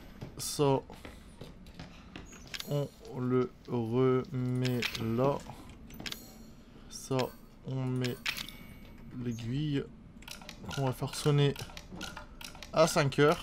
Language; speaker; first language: French; native; French